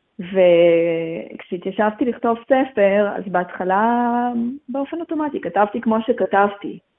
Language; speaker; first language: Hebrew; native; Hebrew